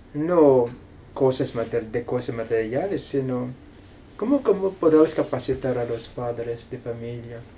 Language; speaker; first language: Spanish; non-native, fluent; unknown